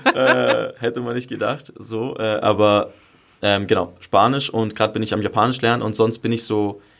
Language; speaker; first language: German; early bilingual, other home language; Greek